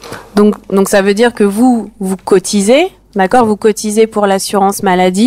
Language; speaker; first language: French; native; French